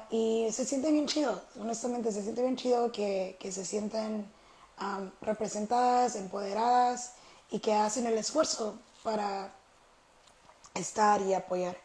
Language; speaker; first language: Spanish; early bilingual, heritage; Spanish